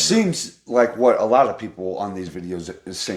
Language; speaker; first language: English; native; English